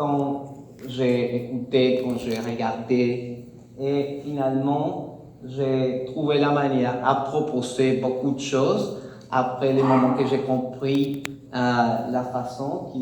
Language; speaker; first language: French; non-native, learner; Spanish